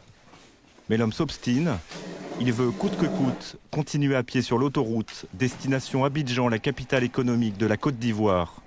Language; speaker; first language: French; native; French